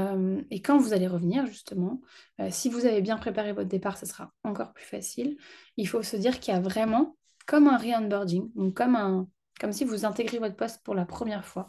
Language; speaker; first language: French; native; French